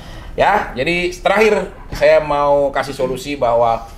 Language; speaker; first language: Indonesian; native; Indonesian